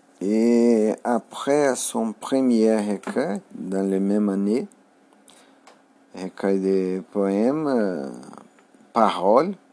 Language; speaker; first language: French; non-native, learner; Portuguese